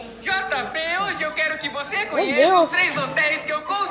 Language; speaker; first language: Portuguese; native; Portuguese